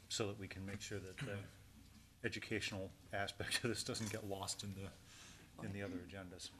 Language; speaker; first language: English; native; English